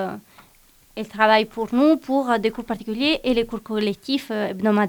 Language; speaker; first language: French; non-native, fluent; Italian